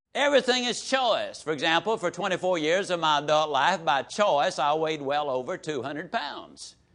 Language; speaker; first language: English; native; English